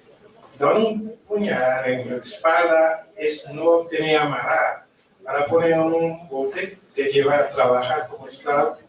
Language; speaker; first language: Spanish; non-native, learner; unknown